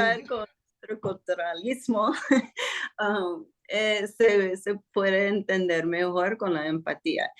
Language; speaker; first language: Spanish; non-native, fluent; English